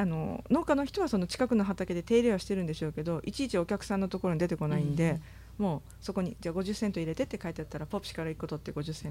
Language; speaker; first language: Japanese; native; Japanese